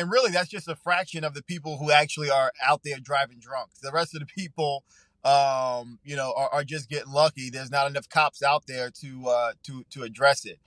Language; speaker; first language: English; native; English